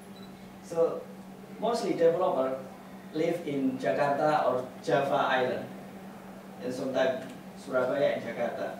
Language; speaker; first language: English; non-native, fluent; Indonesian